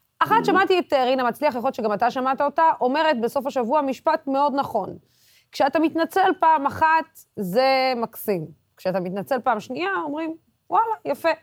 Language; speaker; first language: Hebrew; non-native, local second language; Arabic